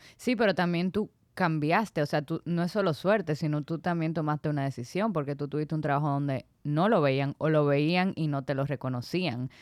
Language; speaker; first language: Spanish; native; Spanish